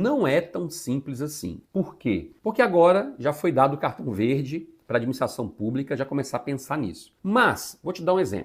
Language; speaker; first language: Portuguese; native; Portuguese